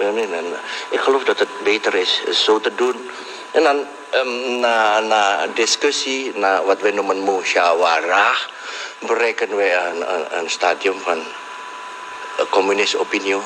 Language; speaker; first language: Dutch; non-native, local second language; Javanese